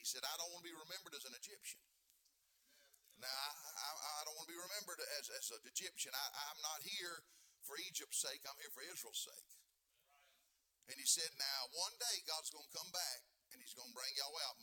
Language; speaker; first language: English; native; English